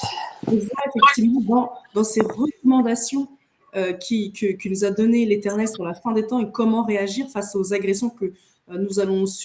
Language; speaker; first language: French; native; French